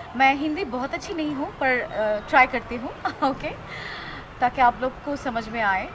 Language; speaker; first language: Hindi; non-native, learner; Bangla